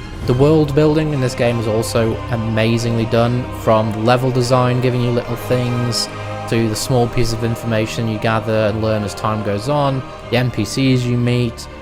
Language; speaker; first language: English; native; English